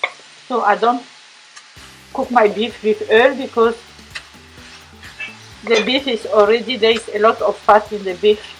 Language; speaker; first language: English; non-native, fluent; French